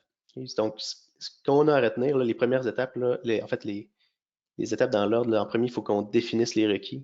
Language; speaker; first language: French; native; French